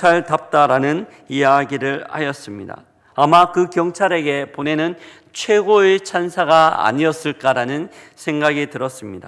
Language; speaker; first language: Korean; native; Korean